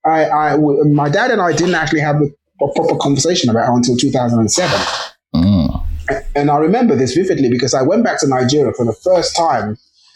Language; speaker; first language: English; native; English